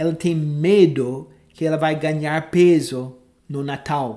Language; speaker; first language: Portuguese; non-native, fluent; English